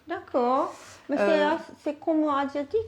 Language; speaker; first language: French; non-native, learner; Japanese